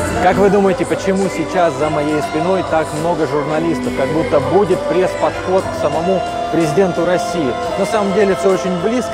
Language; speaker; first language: Russian; native; Russian